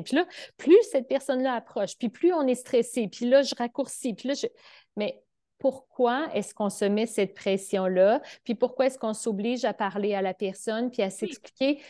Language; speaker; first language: French; native; French